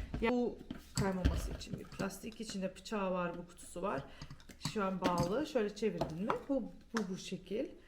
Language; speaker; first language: Turkish; early bilingual, heritage; Turkish